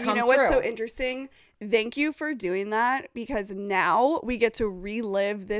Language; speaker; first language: English; native; English